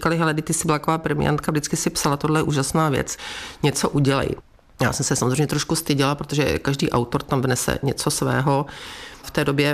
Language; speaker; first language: Czech; native; Czech